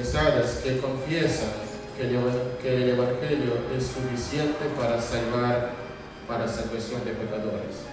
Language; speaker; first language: Spanish; non-native, fluent; Russian